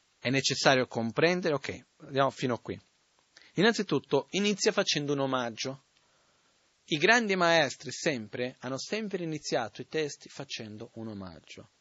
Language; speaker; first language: Italian; non-native, fluent; Portuguese